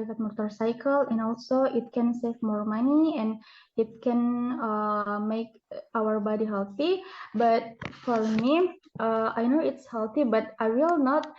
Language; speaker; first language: English; non-native, learner; Indonesian